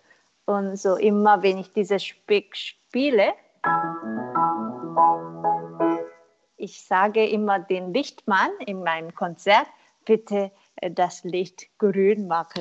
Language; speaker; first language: German; non-native, learner; Korean